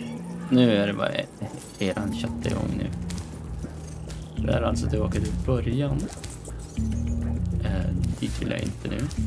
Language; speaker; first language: Swedish; native; Swedish